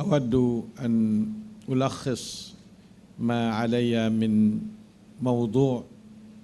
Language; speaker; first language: Arabic; non-native, fluent; Malay